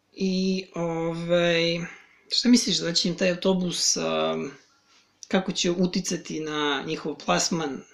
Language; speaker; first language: Serbian; native; Serbian